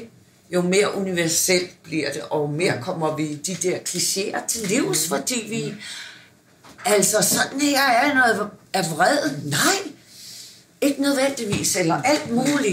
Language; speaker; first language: Danish; native; Danish